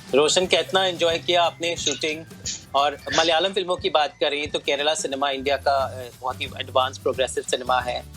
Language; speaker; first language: Hindi; native; Hindi